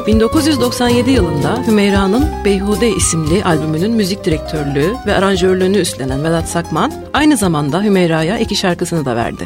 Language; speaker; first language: Turkish; native; Turkish